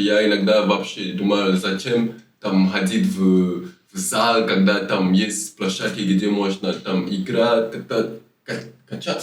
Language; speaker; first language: Russian; non-native, fluent; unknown